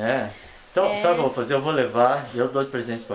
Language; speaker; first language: Portuguese; native; Portuguese